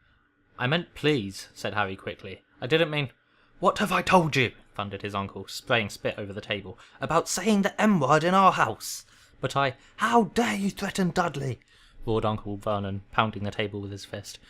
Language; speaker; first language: English; native; English